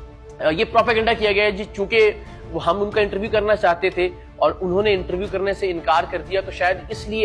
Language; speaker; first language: Urdu; native; Urdu